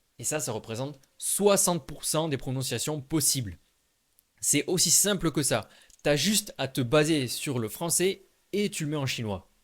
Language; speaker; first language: French; native; French